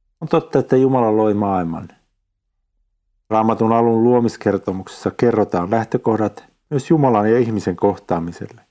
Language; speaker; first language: Finnish; native; Finnish